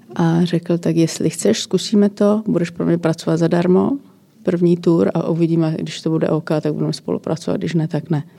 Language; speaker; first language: Czech; native; Czech